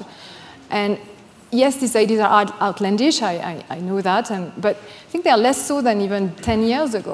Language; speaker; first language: English; non-native, fluent; French